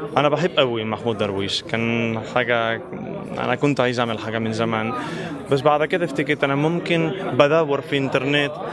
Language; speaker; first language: Arabic; non-native, fluent; Spanish